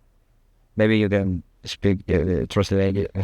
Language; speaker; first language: English; non-native, learner; Spanish